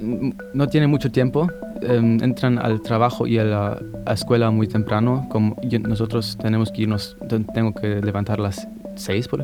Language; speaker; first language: Spanish; non-native, fluent; German